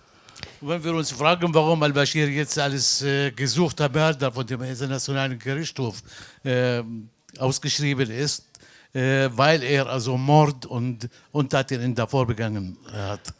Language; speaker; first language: German; non-native, fluent; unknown